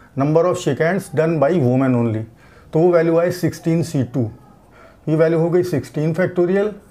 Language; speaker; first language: Hindi; native; Hindi